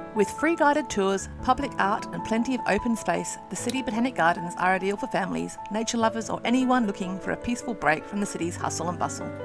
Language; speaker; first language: English; native; English